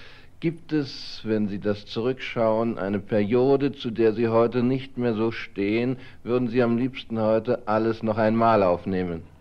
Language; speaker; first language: German; native; German